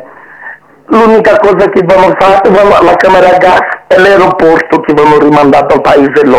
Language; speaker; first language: Italian; non-native, fluent; Portuguese